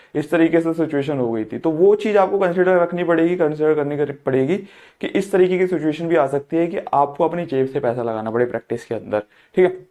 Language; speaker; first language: Hindi; native; Hindi